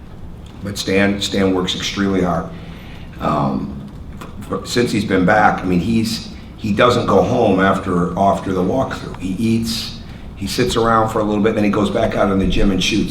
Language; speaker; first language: English; native; English